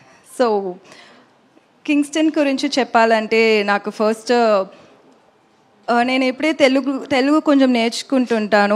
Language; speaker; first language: Telugu; non-native, learner; Tamil